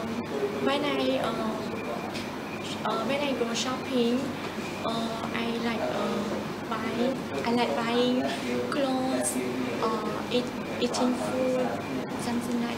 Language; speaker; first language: English; non-native, learner; Khmer